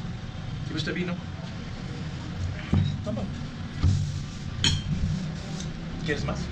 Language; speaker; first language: Spanish; non-native, learner; English